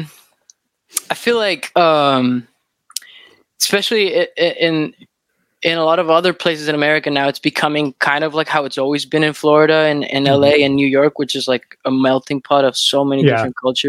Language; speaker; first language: English; non-native, fluent; Spanish